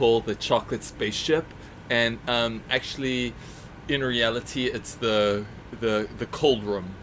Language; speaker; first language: English; native; English